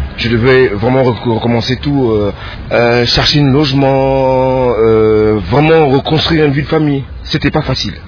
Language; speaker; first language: French; non-native, local second language; Lingala